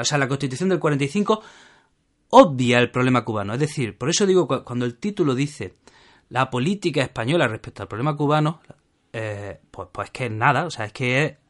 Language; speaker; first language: Spanish; native; Spanish